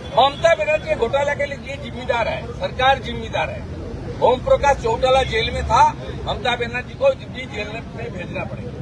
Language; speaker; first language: Hindi; non-native, local second language; Bangla